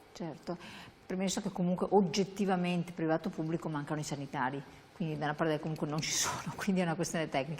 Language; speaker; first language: Italian; native; Italian